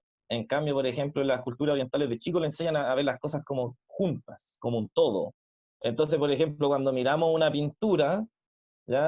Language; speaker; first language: Spanish; native; Spanish